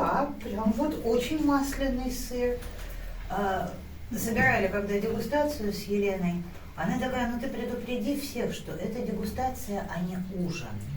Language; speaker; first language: Russian; native; Russian